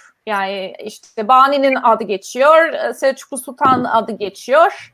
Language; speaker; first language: Turkish; non-native, fluent; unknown